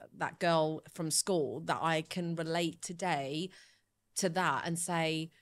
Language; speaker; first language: English; early bilingual, other home language; Italian